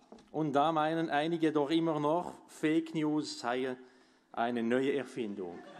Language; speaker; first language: German; non-native, local second language; French